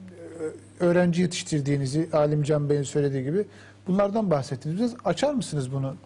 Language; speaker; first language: Turkish; native; Turkish